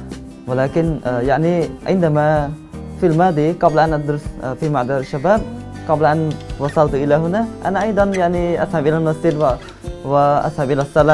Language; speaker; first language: Arabic; non-native, fluent; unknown